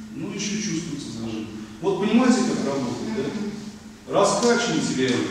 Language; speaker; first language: Russian; native; Russian